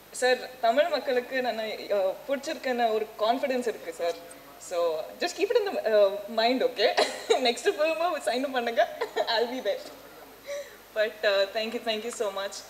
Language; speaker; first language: Tamil; non-native, learner; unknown